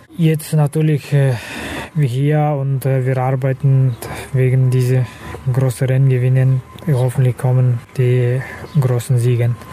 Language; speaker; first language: German; non-native, fluent; Russian